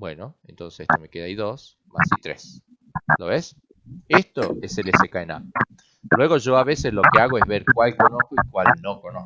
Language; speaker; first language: Spanish; native; Spanish